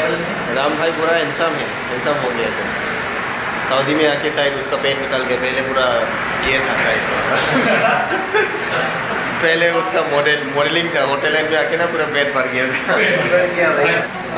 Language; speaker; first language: Hindi; non-native, local second language; Bangla